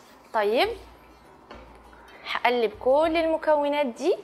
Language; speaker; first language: Arabic; native; Arabic